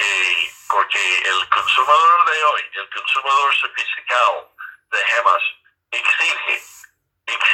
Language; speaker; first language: Spanish; non-native, fluent; English